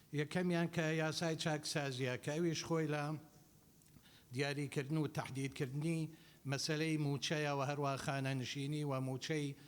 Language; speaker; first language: Central Kurdish; non-native, local second language; Assyrian Neo-Aramaic